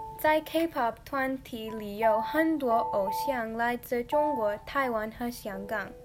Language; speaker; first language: Chinese; non-native, learner; English